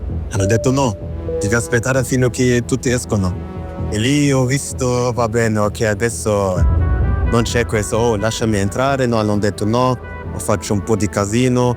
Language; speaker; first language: Italian; non-native, fluent; German